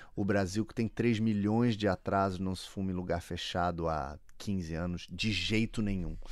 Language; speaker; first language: Portuguese; native; Portuguese